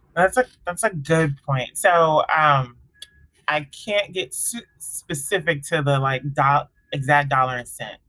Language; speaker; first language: English; early bilingual, other home language; Akan